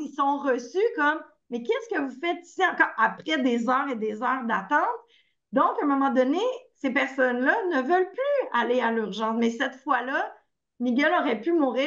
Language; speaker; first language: French; native; French